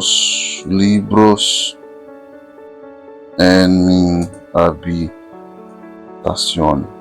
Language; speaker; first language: Spanish; non-native, fluent; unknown